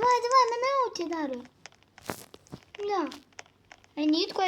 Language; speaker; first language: Romanian; early bilingual, heritage; Romanian